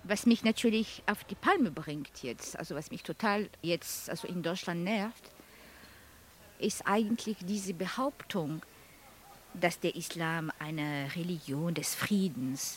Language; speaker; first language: German; non-native, fluent; Arabic